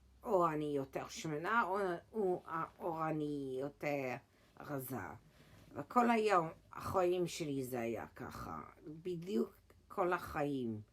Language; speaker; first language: Hebrew; early bilingual, heritage; English